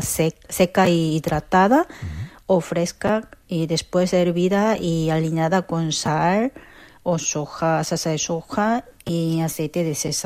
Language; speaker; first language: Spanish; non-native, fluent; Korean